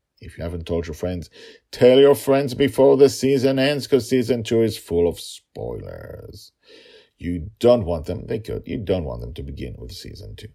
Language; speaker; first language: English; non-native, fluent; Hebrew